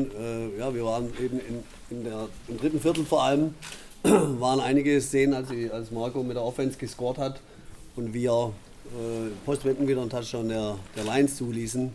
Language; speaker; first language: German; native; German